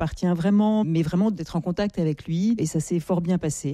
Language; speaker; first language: French; native; French